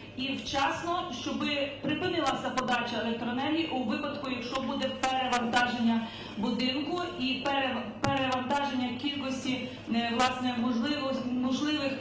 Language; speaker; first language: Ukrainian; native; Ukrainian